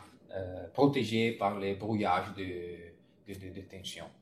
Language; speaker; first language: French; non-native, fluent; Italian